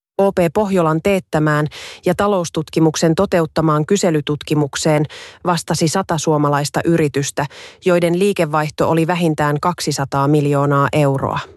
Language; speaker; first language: Finnish; native; Finnish